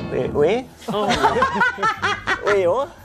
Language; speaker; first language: Korean; non-native, learner; German